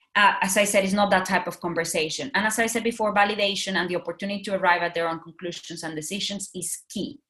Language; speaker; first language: English; non-native, fluent; Spanish